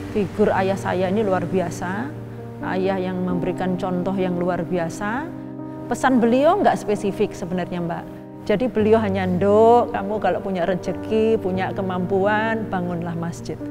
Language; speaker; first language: Indonesian; non-native, local second language; Javanese